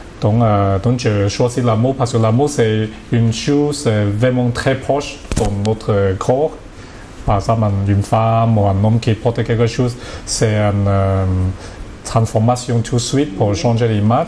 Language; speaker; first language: French; non-native, learner; Cantonese